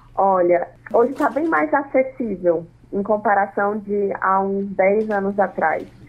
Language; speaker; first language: Portuguese; non-native, local second language; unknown